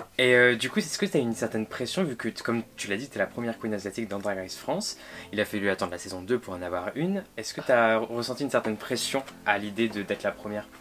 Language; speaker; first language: French; native; French